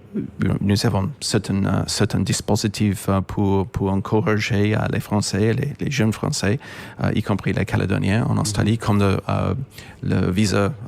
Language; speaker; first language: French; non-native, fluent; English